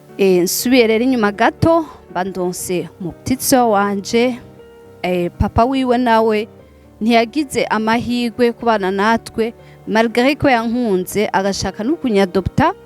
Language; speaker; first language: Rundi; non-native, local second language; Swahili